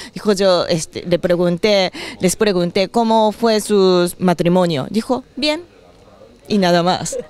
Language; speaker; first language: Spanish; non-native, fluent; Japanese